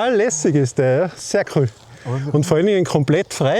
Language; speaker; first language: German; native; German